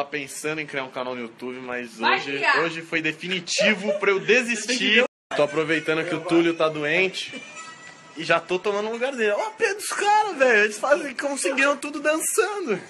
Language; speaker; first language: Portuguese; native; Portuguese